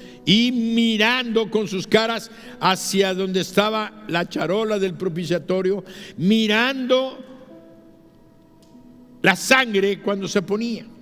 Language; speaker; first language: Spanish; native; Spanish